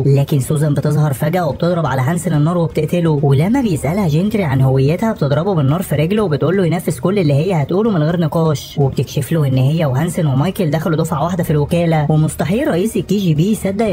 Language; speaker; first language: Arabic; native; Arabic